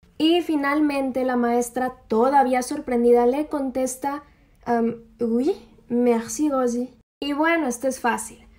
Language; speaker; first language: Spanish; native; Spanish